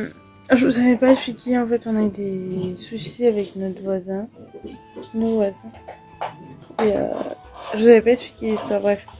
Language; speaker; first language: French; native; French